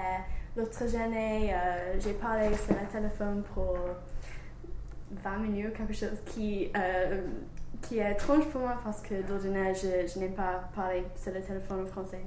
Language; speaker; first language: French; non-native, learner; English